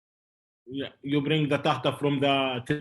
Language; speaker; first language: English; non-native, learner; Arabic